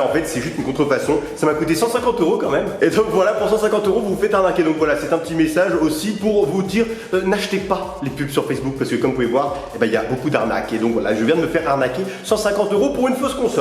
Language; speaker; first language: French; native; French